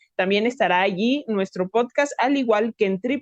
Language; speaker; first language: Spanish; native; Spanish